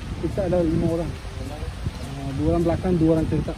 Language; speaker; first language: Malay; non-native, learner; Bangla